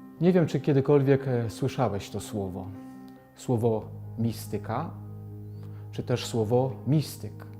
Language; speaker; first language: Polish; native; Polish